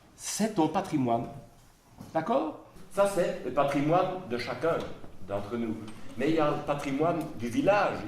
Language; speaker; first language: French; non-native, local second language; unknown